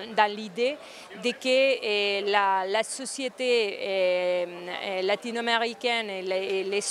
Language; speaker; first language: French; non-native, fluent; Spanish